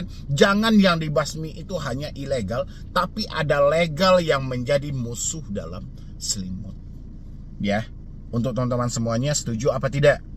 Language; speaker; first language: Indonesian; native; Indonesian